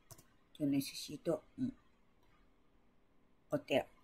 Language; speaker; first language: Spanish; non-native, learner; Japanese